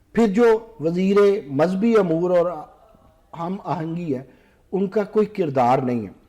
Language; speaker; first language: Urdu; non-native, local second language; Punjabi